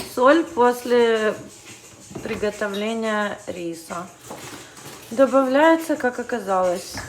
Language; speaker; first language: Russian; native; Russian